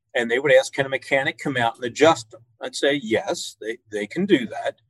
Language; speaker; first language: English; native; English